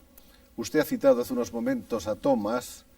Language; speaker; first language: Spanish; native; Spanish